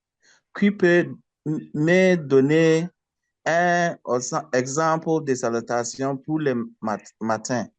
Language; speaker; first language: French; non-native, learner; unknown